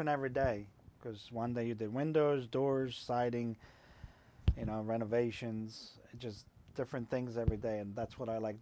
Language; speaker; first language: English; non-native, fluent; Polish